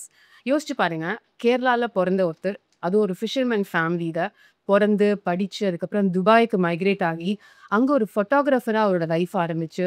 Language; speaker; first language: Tamil; native; Tamil